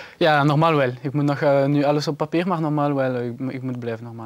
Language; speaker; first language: Dutch; non-native, learner; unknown